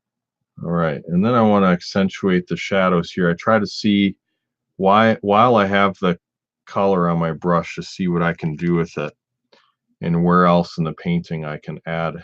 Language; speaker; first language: English; native; English